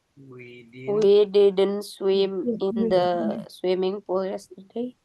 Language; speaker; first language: English; non-native, learner; Indonesian